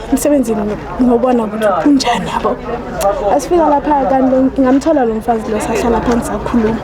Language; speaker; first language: Zulu; native; Zulu